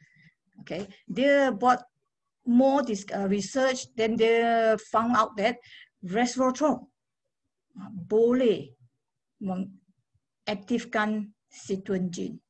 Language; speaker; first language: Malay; non-native, local second language; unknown